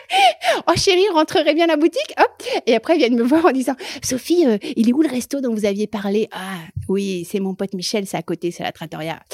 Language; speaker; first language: French; native; French